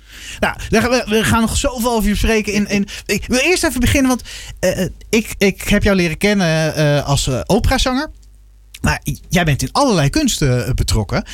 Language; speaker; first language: Dutch; native; Dutch